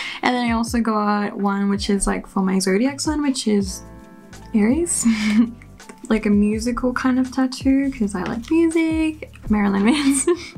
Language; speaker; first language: English; early bilingual, other home language; Spanish